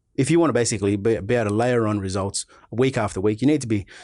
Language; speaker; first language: English; native; English